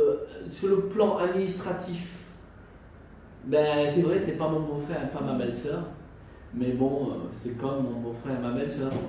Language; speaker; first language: French; non-native, fluent; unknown